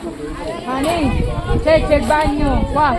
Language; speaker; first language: Italian; non-native, fluent; Filipino